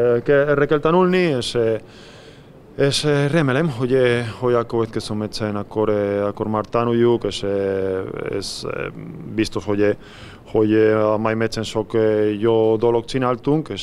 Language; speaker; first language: Hungarian; non-native, learner; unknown